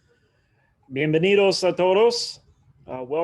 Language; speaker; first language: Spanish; non-native, learner; English